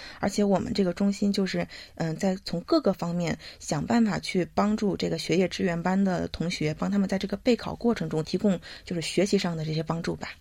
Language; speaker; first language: Chinese; native; Chinese